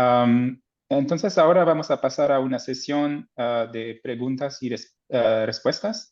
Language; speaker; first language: Spanish; non-native, fluent; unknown